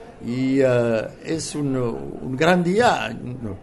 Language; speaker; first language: Spanish; non-native, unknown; French